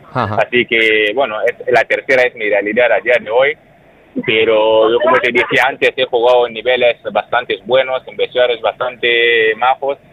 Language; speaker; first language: Spanish; non-native, fluent; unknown